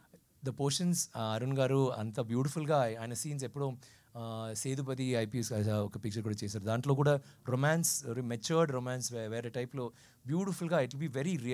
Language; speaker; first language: Telugu; non-native, learner; Tamil